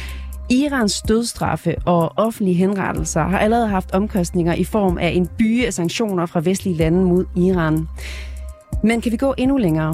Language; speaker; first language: Danish; native; Danish